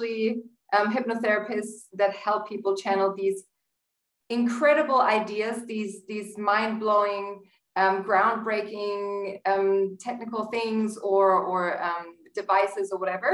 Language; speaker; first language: English; non-native, fluent; German